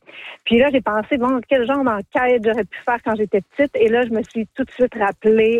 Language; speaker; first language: French; native; French